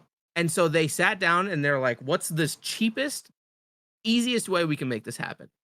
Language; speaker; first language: English; native; English